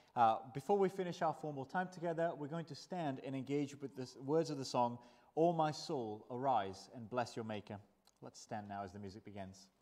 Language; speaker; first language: English; non-native, fluent; Portuguese